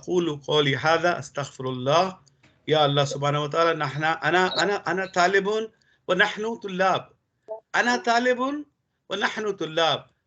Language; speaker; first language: Arabic; non-native, learner; Urdu